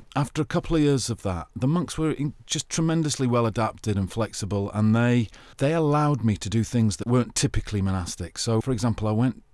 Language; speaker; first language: English; native; English